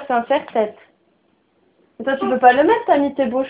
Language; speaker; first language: French; native; French